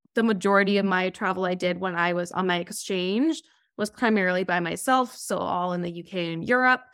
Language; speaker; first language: English; native; English